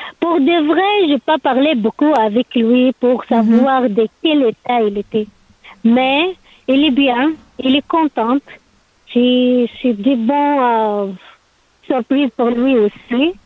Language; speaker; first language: French; non-native, learner; Arabic